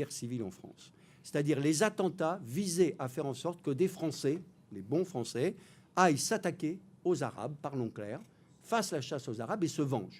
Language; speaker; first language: French; native; French